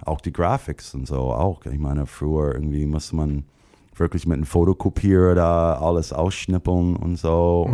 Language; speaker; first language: German; non-native, fluent; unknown